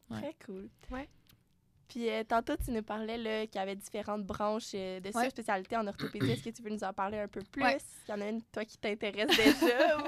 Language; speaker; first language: French; native; French